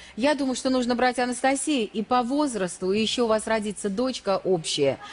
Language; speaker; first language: Russian; native; Russian